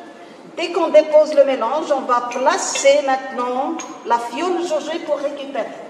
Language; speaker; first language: French; non-native, local second language; Arabic